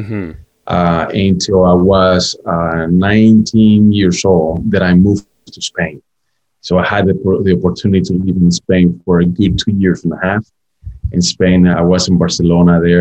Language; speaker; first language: English; non-native, fluent; Spanish